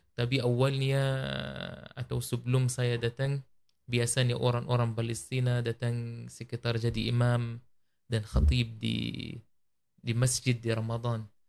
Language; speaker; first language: Malay; non-native, learner; Arabic